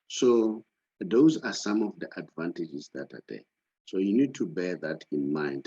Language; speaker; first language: English; non-native, local second language; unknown